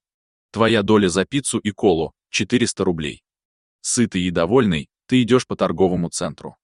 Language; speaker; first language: Russian; native; Russian